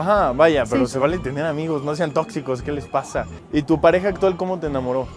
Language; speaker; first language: Spanish; native; Spanish